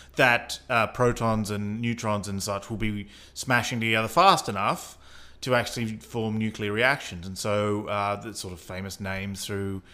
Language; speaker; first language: English; native; English